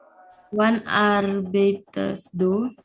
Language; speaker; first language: German; non-native, learner; Indonesian